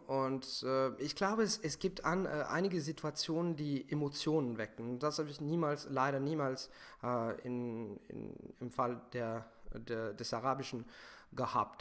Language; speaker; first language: German; non-native, fluent; Italian